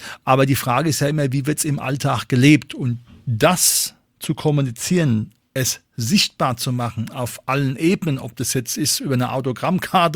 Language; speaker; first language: German; native; German